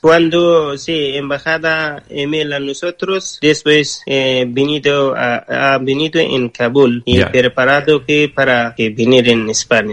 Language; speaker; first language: Spanish; non-native, learner; Persian